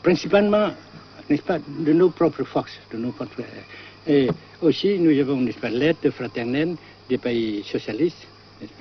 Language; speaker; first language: French; non-native, fluent; Vietnamese